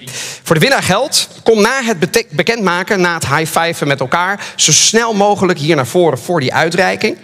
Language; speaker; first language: Dutch; native; Dutch